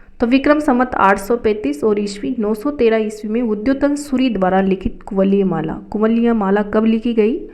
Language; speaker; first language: Hindi; native; Hindi